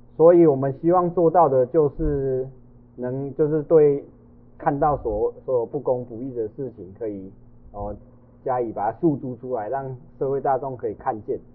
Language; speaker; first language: Chinese; non-native, local second language; Min Nan Chinese